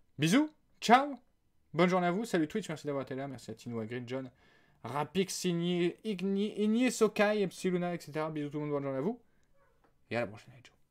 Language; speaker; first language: French; native; French